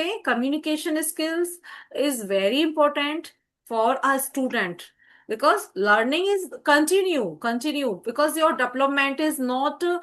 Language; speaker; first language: English; non-native, fluent; Hindi